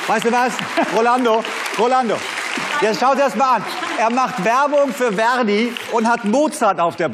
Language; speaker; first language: German; native; German